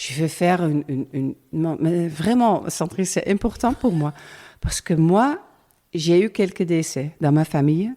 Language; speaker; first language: French; non-native, learner; Dutch